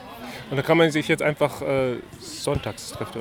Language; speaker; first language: German; native; German